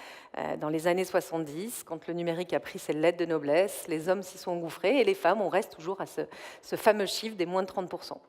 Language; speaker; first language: French; native; French